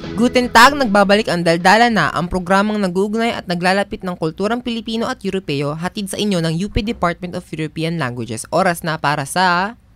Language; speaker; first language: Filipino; native; Filipino